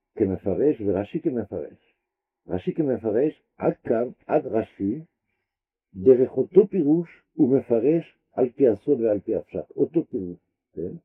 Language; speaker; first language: Hebrew; non-native, fluent; French